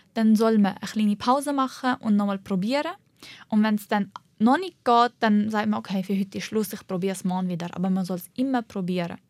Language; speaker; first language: German; early bilingual, heritage; Arabic